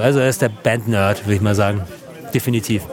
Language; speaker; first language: German; native; German